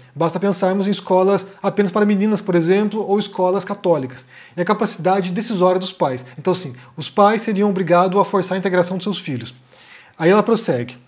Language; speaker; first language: Portuguese; native; Portuguese